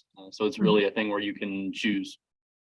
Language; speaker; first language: English; native; English